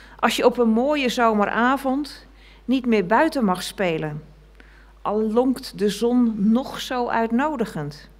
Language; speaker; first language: Dutch; native; Dutch